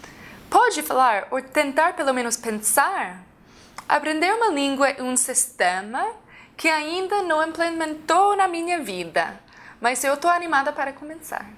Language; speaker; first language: Portuguese; non-native, fluent; English